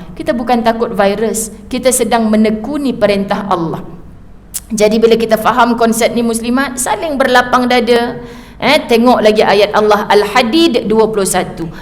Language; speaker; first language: Malay; native; Malay